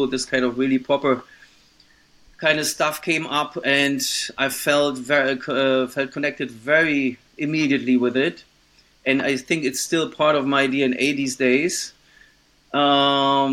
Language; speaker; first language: English; non-native, fluent; German